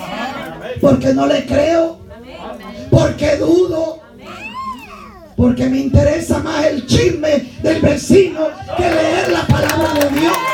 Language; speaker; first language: Spanish; native; Spanish